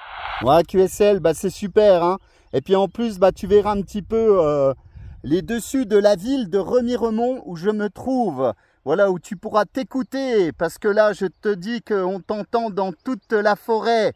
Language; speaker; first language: French; native; French